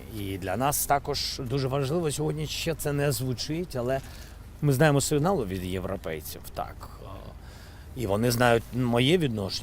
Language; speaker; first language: Ukrainian; non-native, local second language; Russian